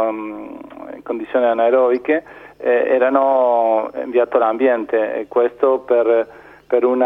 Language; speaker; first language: Italian; non-native, fluent; Spanish